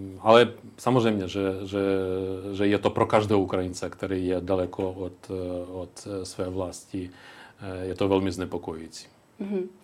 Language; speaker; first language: Czech; non-native, local second language; Ukrainian